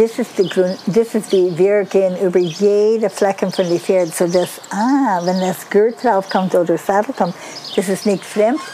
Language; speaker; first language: German; non-native, learner; English